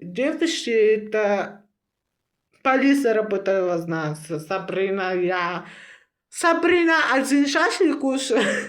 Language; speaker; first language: Russian; non-native, learner; Uzbek